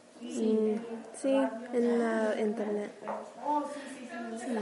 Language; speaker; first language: Spanish; non-native, learner; English